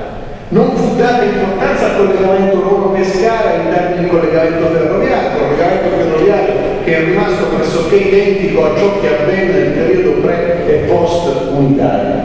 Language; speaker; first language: Italian; native; Italian